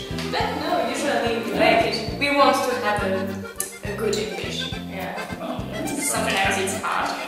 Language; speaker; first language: English; non-native, learner; French